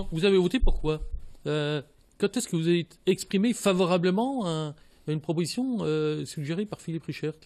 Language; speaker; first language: French; native; French